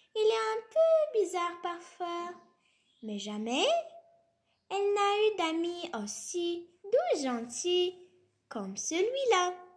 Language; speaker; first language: French; non-native, local second language; Arabic